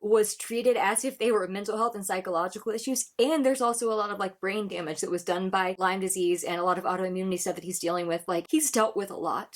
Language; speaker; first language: English; native; English